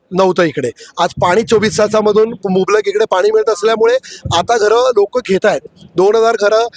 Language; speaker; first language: Marathi; native; Marathi